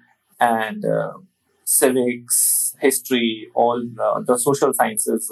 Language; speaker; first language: English; non-native, local second language; Hindi